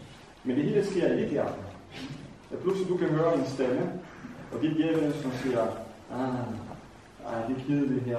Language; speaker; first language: Danish; non-native, fluent; Vietnamese